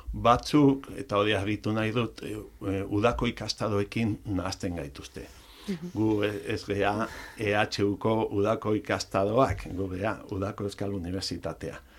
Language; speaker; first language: Basque; non-native, local second language; Spanish